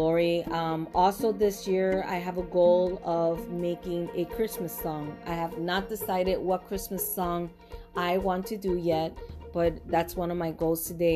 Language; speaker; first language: English; non-native, fluent; Spanish